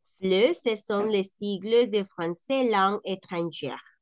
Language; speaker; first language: French; non-native, fluent; Spanish